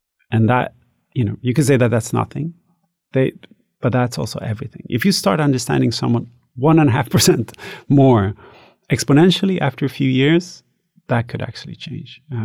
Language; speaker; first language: English; non-native, fluent; Swedish